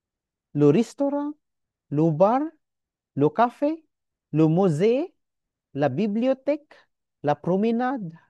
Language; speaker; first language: French; non-native, learner; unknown